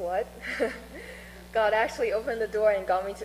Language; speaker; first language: English; non-native, fluent; Chinese